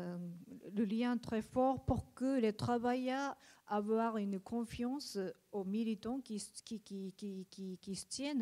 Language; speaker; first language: French; non-native, learner; Japanese